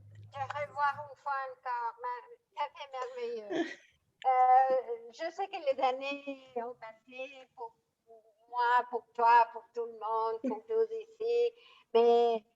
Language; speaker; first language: French; non-native, fluent; Spanish